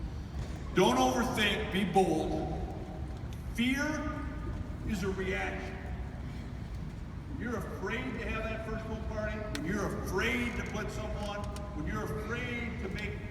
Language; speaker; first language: English; native; English